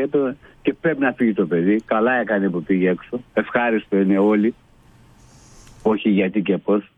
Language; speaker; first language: Greek; non-native, fluent; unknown